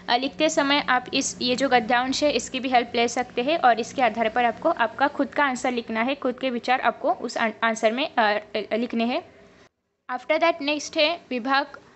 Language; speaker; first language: Hindi; non-native, local second language; Marathi